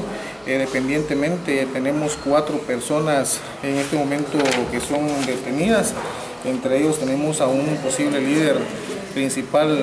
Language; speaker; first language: Spanish; native; Spanish